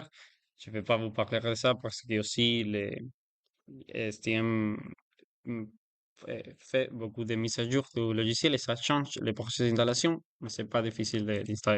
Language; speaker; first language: French; non-native, learner; Spanish